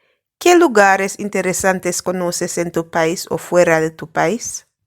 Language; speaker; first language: Spanish; non-native, fluent; English